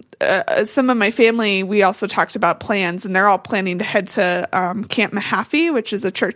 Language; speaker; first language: English; native; English